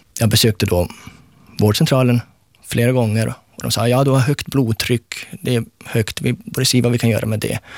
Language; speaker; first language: Swedish; native; Swedish